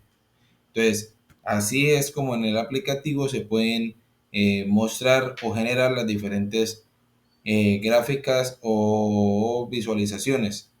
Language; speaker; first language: Spanish; native; Spanish